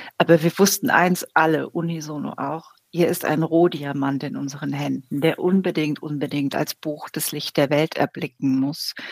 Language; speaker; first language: German; native; German